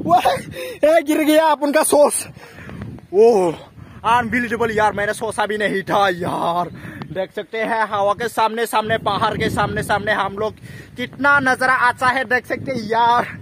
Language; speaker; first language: Hindi; non-native, local second language; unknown